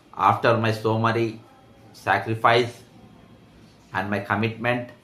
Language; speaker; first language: English; non-native, local second language; Telugu